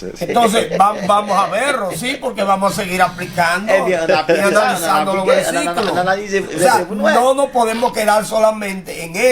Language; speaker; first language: Spanish; native; Spanish